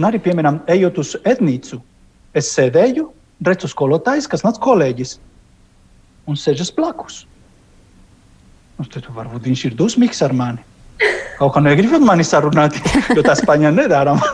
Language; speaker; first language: Latvian; non-native, learner; Spanish